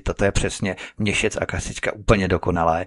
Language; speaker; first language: Czech; native; Czech